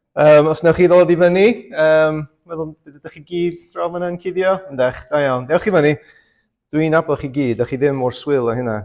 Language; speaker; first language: Welsh; native; Welsh